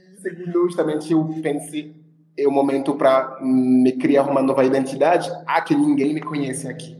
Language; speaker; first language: Portuguese; non-native, fluent; French